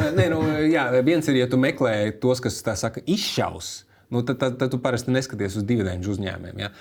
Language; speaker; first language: Latvian; native; Latvian